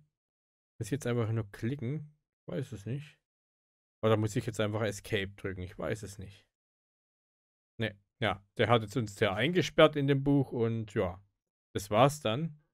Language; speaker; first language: German; native; German